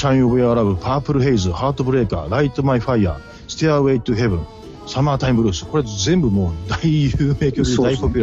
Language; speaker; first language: Japanese; native; Japanese